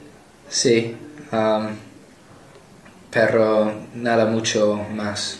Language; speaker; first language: Spanish; non-native, learner; English